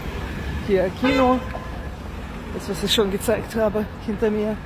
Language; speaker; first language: German; non-native, fluent; Russian